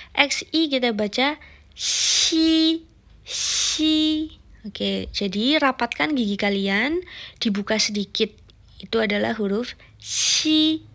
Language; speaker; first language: Indonesian; native; Indonesian